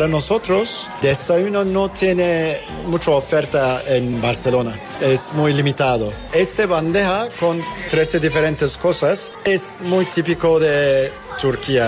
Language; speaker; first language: Spanish; non-native, learner; Turkish